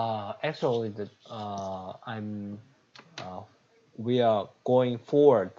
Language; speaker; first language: English; non-native, learner; Korean